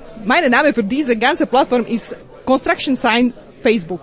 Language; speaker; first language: German; non-native, learner; Slovak